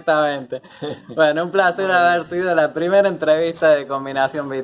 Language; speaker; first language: Spanish; native; Spanish